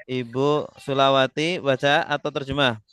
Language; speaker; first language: Indonesian; native; Indonesian